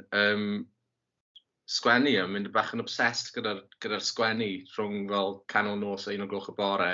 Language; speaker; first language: Welsh; native; Welsh